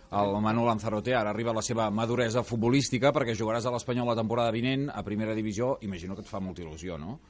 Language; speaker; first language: Catalan; native; Catalan